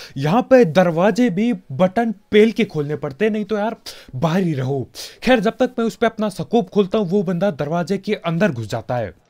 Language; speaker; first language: Hindi; native; Hindi